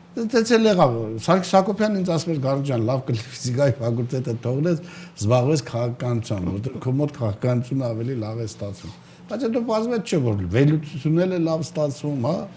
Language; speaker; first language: Armenian; native; Armenian